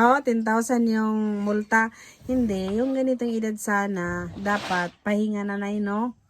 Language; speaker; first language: Filipino; non-native, local second language; Cebuano